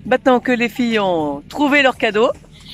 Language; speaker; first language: French; native; French